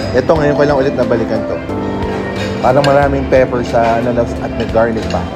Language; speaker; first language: Filipino; native; Filipino